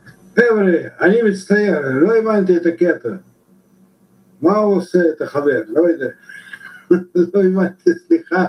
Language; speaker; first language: Hebrew; non-native, learner; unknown